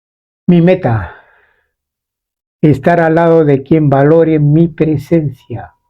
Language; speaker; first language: Spanish; native; Spanish